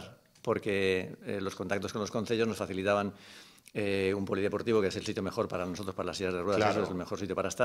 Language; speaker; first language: Spanish; native; Spanish